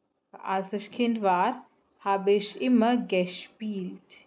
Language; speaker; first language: German; non-native, fluent; Malayalam